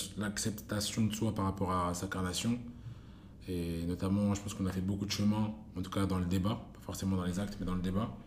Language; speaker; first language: French; native; French